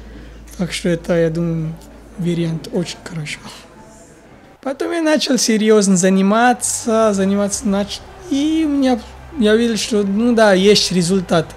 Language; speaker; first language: Russian; non-native, fluent; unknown